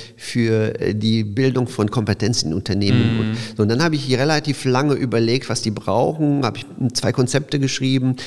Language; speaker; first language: German; early bilingual, other home language; Polish